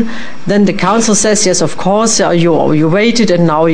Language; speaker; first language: English; non-native, fluent; French